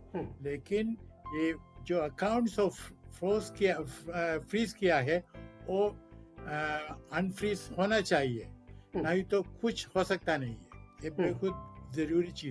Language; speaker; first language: Hindi; non-native, local second language; Malayalam